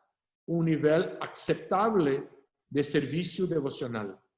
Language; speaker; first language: Spanish; non-native, fluent; Portuguese